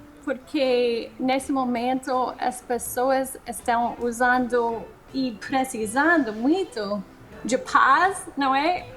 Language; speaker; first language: Portuguese; non-native, fluent; English